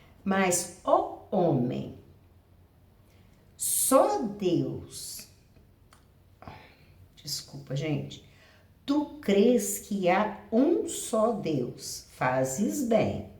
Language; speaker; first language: Portuguese; native; Portuguese